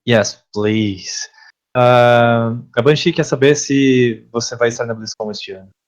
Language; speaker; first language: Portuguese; native; Portuguese